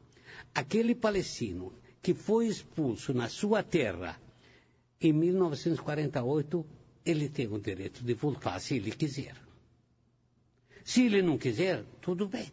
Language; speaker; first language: Portuguese; non-native, fluent; Arabic